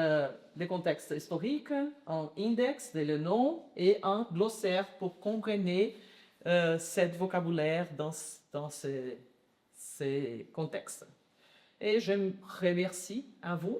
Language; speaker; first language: French; non-native, learner; Portuguese